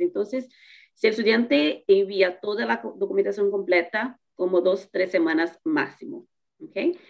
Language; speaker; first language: Spanish; non-native, fluent; Portuguese